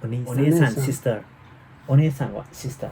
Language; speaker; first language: Japanese; non-native, learner; Manipuri